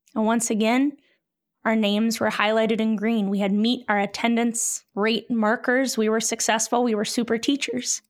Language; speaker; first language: English; native; English